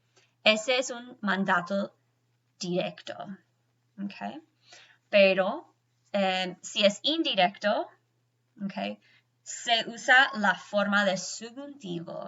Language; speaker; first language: Spanish; non-native, fluent; English